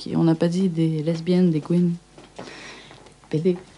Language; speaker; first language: French; native; French